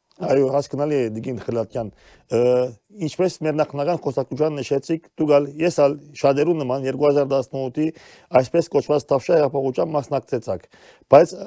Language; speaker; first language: Armenian; early bilingual, heritage; Armenian